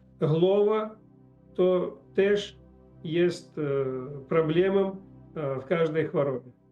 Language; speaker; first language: Polish; non-native, learner; Russian